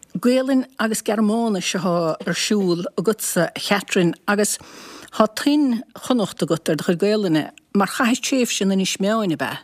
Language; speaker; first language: Irish; native; Irish